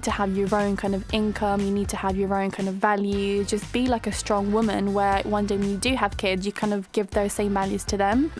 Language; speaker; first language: English; native; English